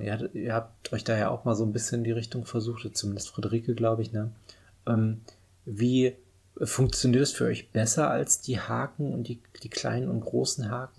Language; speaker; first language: German; native; German